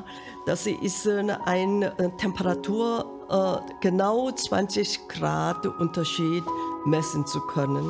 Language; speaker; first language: German; non-native, fluent; Korean